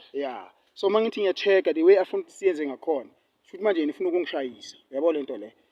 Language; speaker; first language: Zulu; native; Zulu